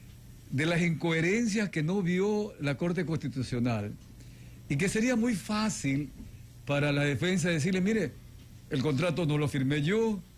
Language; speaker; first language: Spanish; native; Spanish